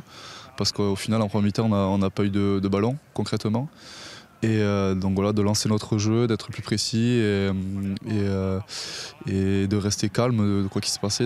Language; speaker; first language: French; native; French